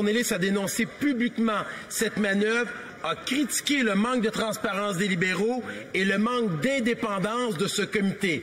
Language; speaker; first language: French; native; French